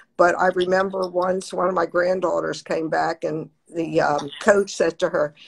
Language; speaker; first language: English; native; English